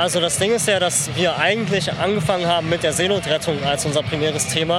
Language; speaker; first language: German; native; German